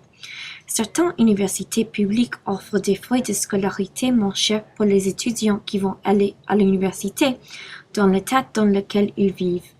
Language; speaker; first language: French; non-native, learner; English